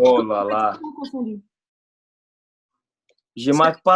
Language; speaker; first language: French; non-native, fluent; Portuguese